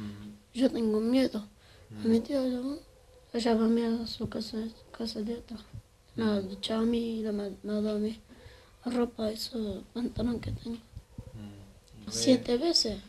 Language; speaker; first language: Spanish; non-native, learner; Arabic